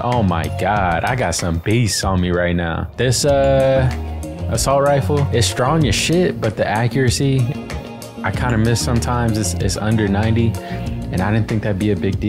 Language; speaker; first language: English; native; English